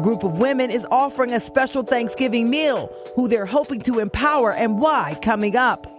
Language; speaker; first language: English; native; English